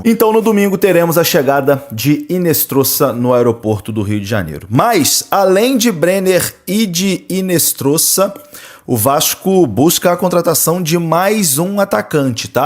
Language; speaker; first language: Portuguese; native; Portuguese